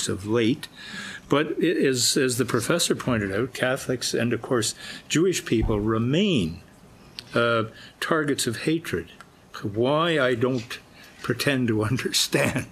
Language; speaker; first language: English; native; English